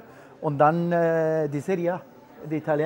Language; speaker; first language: German; non-native, fluent; Spanish